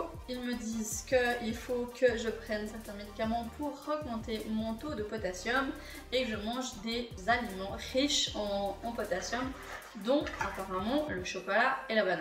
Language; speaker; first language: French; native; French